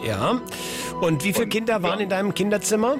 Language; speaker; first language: German; native; German